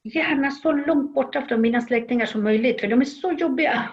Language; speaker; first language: Swedish; non-native, fluent; Spanish